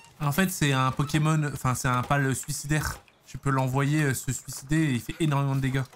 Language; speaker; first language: French; native; French